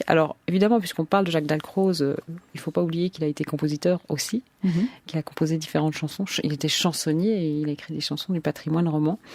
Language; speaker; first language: French; native; French